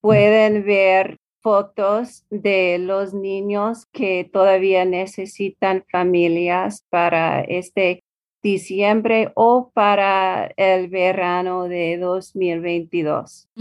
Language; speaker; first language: Spanish; non-native, learner; English